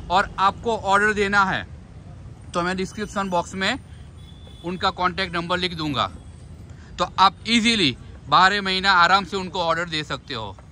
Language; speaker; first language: Hindi; non-native, local second language; Gujarati